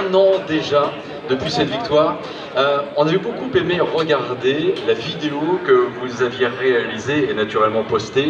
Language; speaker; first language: French; native; French